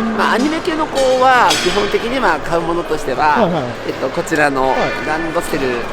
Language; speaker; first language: Japanese; native; Japanese